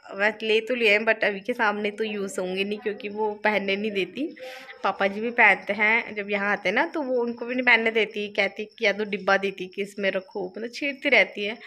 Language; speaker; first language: Hindi; native; Hindi